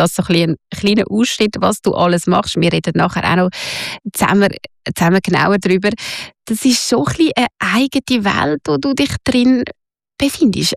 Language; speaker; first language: German; native; German